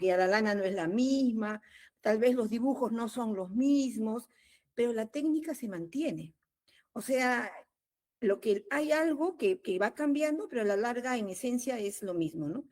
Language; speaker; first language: Spanish; native; Spanish